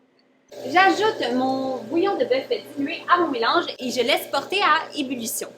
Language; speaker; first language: French; native; French